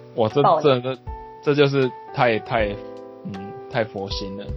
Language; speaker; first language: Chinese; non-native, local second language; Min Nan Chinese